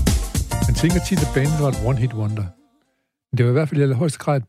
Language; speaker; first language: Danish; native; Danish